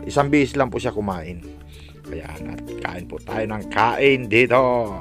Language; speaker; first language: Filipino; native; Filipino